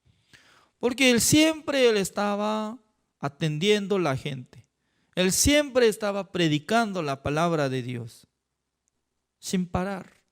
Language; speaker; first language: Spanish; non-native, fluent; Korean